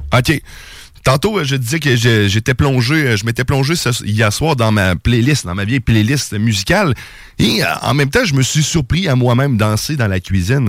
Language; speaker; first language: French; native; French